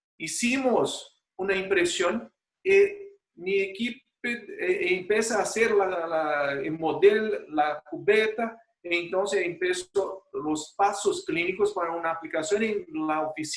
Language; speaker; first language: Spanish; non-native, fluent; Portuguese